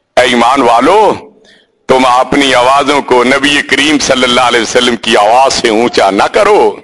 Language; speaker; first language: Urdu; native; Urdu